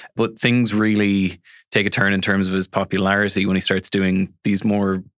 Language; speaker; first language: English; native; English